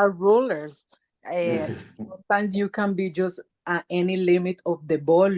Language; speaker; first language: English; non-native, learner; Spanish